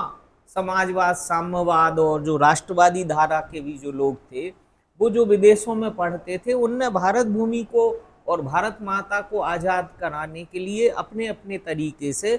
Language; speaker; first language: Hindi; native; Hindi